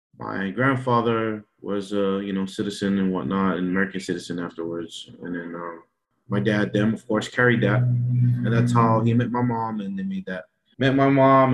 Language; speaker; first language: English; early bilingual, other home language; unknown